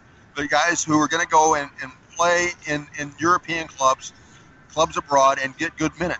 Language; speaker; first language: English; native; English